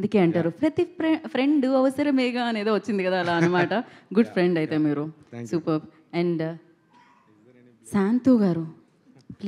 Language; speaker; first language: Telugu; native; Telugu